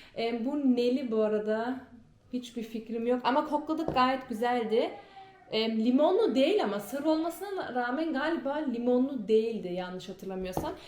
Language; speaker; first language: Turkish; early bilingual, heritage; Turkish